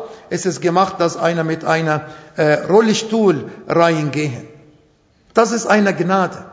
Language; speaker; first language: German; non-native, fluent; Arabic